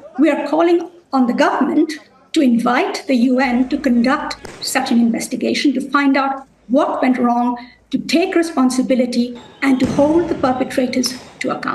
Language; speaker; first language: English; non-native, local second language; Bangla